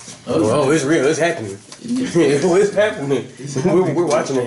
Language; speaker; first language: English; native; English